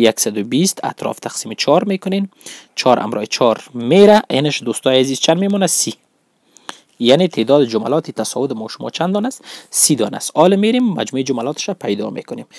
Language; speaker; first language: Persian; non-native, local second language; Pashto